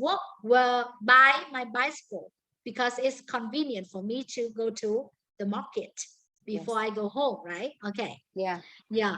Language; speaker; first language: English; non-native, learner; Vietnamese